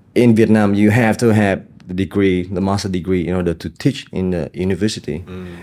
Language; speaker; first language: English; non-native, fluent; Vietnamese